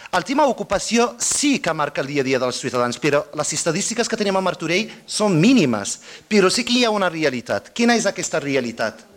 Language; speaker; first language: Catalan; non-native, fluent; Arabic